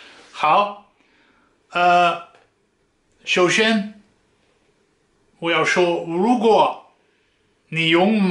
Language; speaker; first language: Chinese; non-native, fluent; Dutch